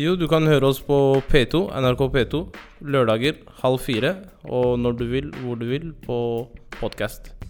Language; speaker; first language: Norwegian; native; Norwegian